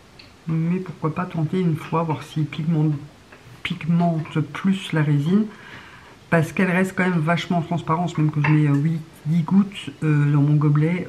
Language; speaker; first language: French; native; French